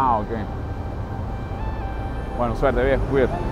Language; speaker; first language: Spanish; native; Spanish